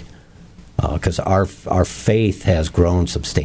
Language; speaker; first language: English; native; English